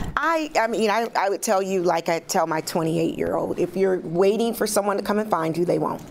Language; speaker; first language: English; native; English